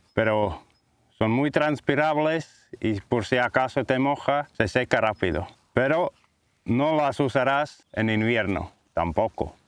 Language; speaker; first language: Spanish; non-native, fluent; Latvian